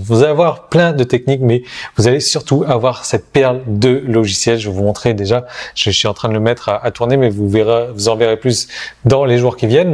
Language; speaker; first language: French; native; French